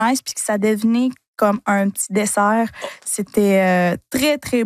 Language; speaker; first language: French; native; French